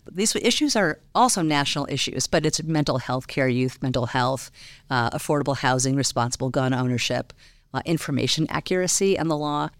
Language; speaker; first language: English; native; English